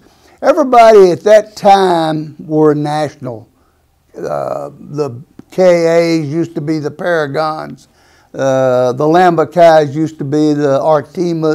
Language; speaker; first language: English; native; English